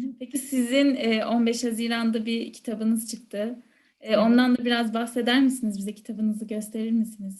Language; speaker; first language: Turkish; native; Turkish